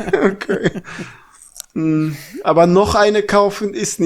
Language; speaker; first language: German; non-native, fluent; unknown